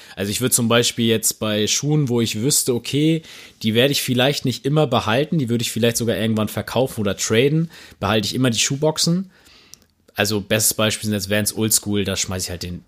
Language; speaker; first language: German; native; German